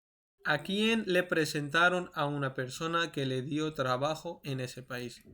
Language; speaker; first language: Spanish; non-native, fluent; Urdu